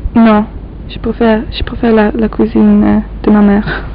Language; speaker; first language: French; non-native, learner; Polish